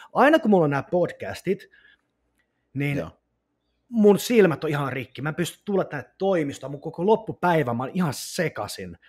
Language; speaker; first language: Finnish; native; Finnish